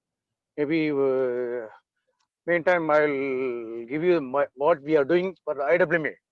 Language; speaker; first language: English; non-native, local second language; Tamil